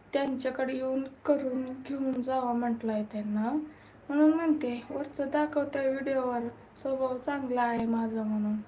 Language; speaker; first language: Marathi; native; Marathi